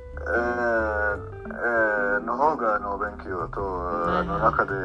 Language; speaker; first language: Japanese; non-native, learner; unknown